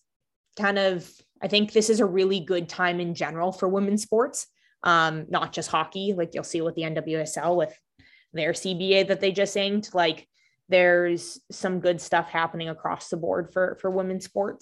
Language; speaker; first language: English; native; English